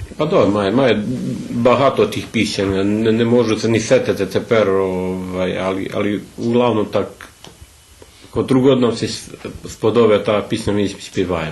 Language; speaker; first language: Ukrainian; early bilingual, heritage; Ukrainian